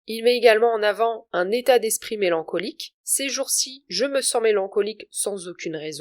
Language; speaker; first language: French; native; French